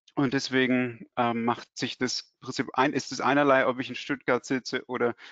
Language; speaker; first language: German; native; German